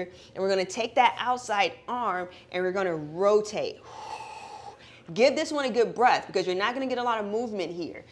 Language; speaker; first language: English; native; English